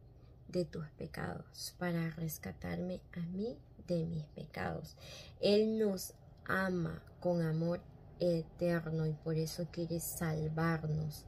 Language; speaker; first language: Spanish; native; Spanish